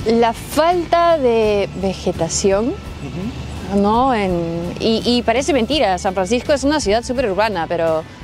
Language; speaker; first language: Spanish; early bilingual, heritage; Spanish